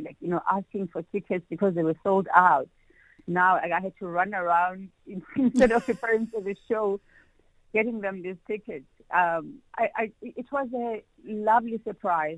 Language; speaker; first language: English; non-native, local second language; Xhosa